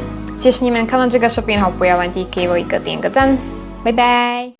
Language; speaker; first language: Chinese; non-native, fluent; Slovak